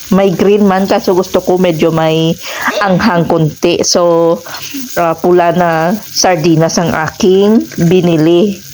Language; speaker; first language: Filipino; non-native, local second language; Hiligaynon